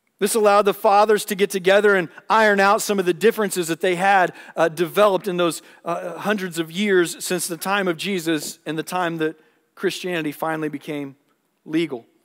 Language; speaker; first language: English; native; English